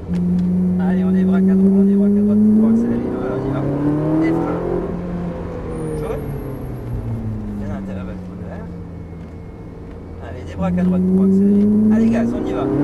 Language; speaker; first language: French; native; French